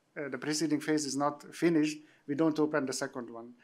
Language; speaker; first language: English; non-native, fluent; Hungarian